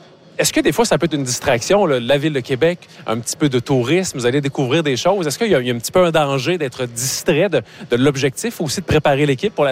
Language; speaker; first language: French; native; French